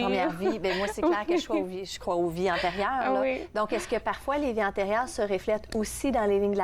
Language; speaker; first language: French; native; French